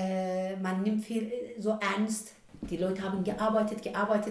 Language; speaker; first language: German; non-native, learner; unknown